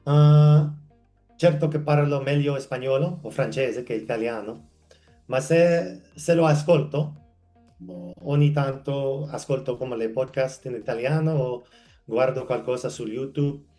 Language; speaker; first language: Italian; non-native, learner; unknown